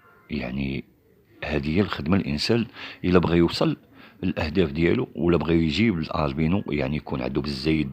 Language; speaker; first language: Arabic; native; Arabic